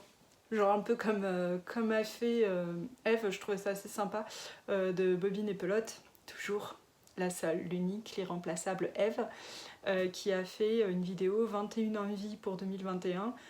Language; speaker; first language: French; native; French